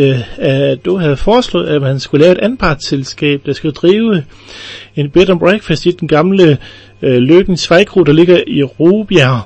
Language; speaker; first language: Danish; native; Danish